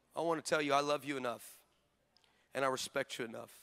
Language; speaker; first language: English; native; English